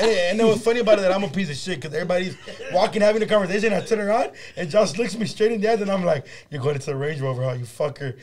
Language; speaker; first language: English; early bilingual, other home language; Spanish